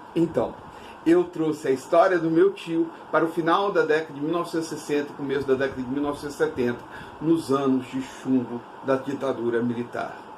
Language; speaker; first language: Portuguese; native; Portuguese